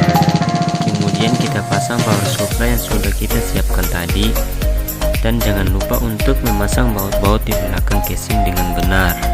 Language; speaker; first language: Indonesian; native; Indonesian